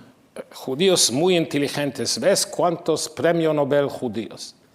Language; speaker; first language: Spanish; non-native, fluent; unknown